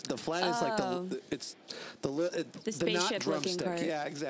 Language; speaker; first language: English; native; English